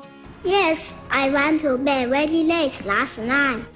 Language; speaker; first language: English; non-native, learner; Chinese